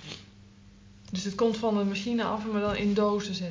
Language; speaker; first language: Dutch; native; Dutch